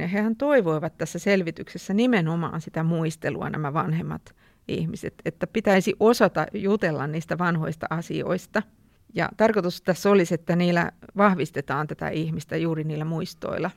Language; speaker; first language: Finnish; native; Finnish